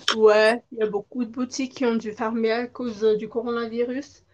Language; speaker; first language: French; non-native, local second language; Malagasy